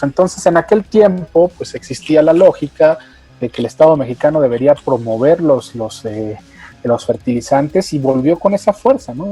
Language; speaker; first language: Spanish; native; Spanish